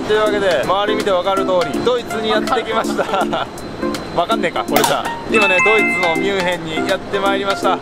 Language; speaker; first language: Japanese; native; Japanese